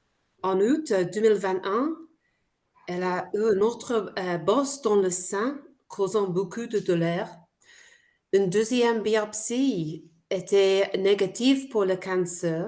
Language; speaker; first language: French; non-native, fluent; English